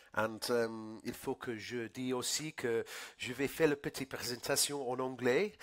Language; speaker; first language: French; non-native, learner; English